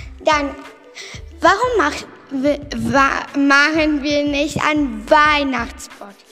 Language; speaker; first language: German; non-native, learner; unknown